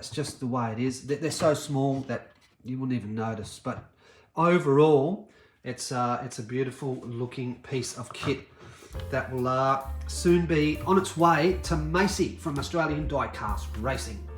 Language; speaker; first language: English; native; English